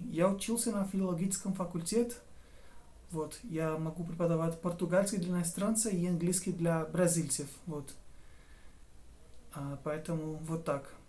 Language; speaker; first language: Russian; non-native, fluent; Portuguese